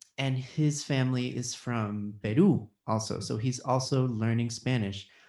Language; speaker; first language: English; early bilingual, other home language; Spanish